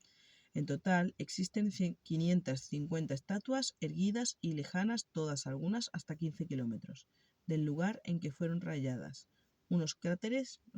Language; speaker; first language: Spanish; native; Spanish